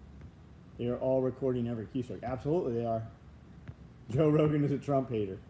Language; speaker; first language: English; native; English